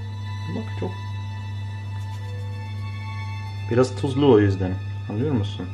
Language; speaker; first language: Turkish; non-native, learner; German